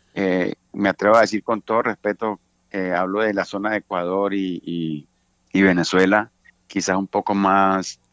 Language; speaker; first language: Spanish; native; Spanish